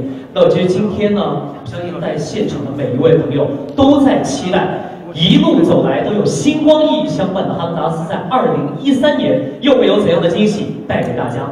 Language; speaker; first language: Chinese; native; Chinese